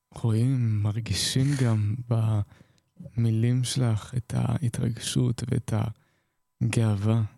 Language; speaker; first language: Hebrew; native; Hebrew